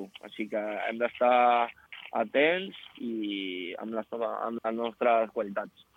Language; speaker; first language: Catalan; non-native, local second language; Spanish